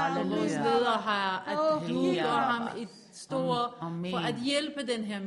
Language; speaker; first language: Danish; non-native, fluent; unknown